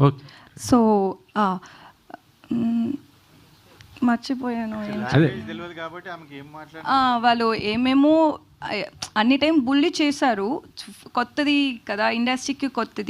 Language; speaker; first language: Telugu; non-native, learner; Tamil